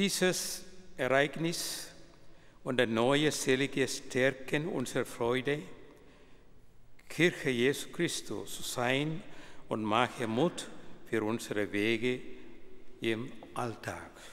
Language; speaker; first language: German; non-native, fluent; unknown